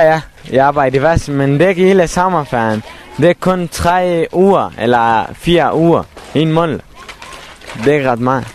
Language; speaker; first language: Danish; non-native, learner; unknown